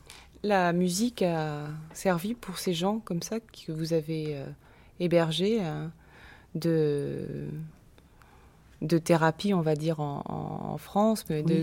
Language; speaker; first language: French; native; French